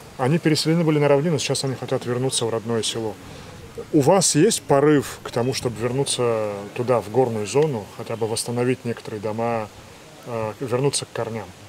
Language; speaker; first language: Russian; native; Russian